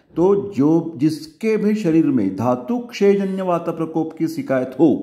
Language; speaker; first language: Hindi; non-native, local second language; Marathi